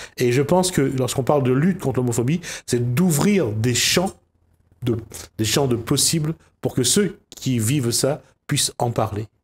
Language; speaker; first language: French; native; French